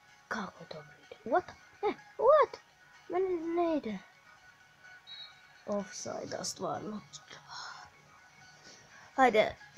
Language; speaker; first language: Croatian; early bilingual, heritage; Croatian